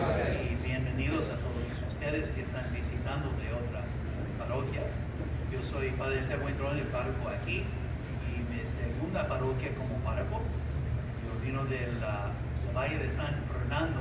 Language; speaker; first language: Spanish; early bilingual, heritage; English